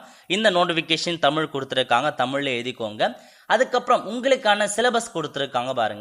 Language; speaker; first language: Tamil; native; Tamil